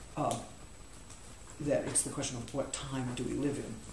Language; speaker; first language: English; native; English